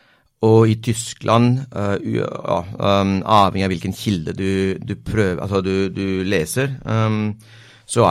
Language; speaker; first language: Norwegian; non-native, fluent; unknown